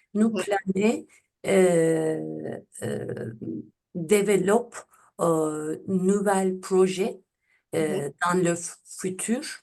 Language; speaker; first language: French; non-native, learner; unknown